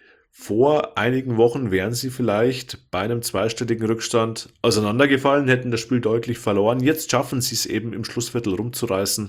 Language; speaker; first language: German; native; German